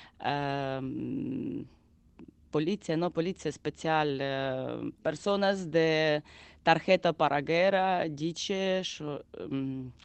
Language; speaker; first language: Spanish; non-native, learner; Ukrainian